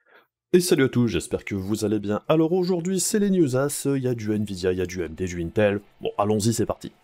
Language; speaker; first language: French; native; French